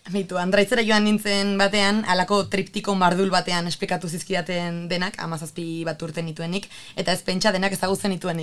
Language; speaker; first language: Basque; native; Basque